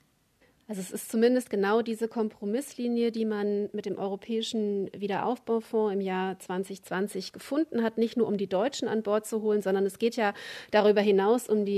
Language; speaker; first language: German; native; German